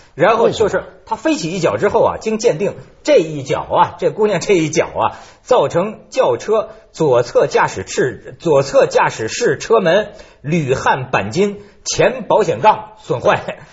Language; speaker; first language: Chinese; native; Chinese